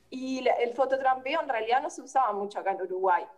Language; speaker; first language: Spanish; native; Spanish